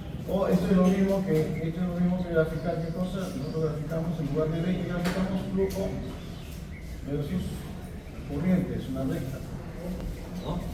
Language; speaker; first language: Spanish; native; Spanish